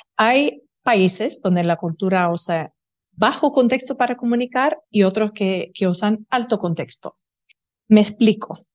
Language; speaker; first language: Spanish; early bilingual, heritage; Spanish